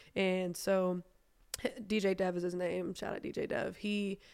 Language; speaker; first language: English; non-native, fluent; German